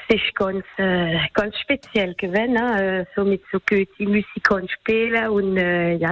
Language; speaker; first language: German; non-native, local second language; French